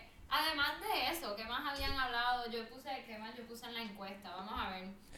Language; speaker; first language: Spanish; native; Spanish